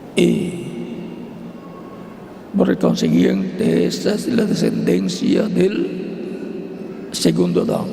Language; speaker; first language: Spanish; native; Spanish